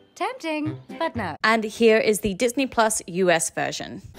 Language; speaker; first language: English; native; English